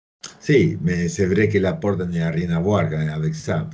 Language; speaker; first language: French; non-native, learner; Spanish